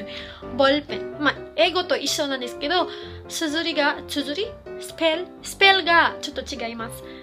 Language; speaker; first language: Japanese; non-native, fluent; Filipino